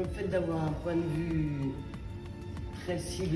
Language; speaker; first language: French; native; French